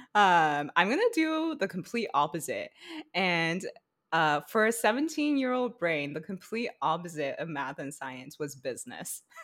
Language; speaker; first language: English; early bilingual, other home language; Chinese